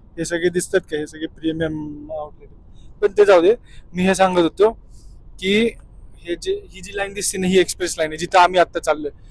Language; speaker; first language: Marathi; native; Marathi